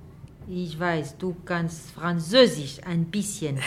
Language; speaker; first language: German; non-native, learner; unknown